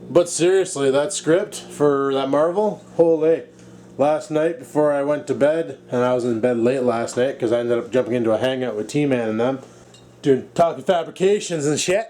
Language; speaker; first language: English; native; English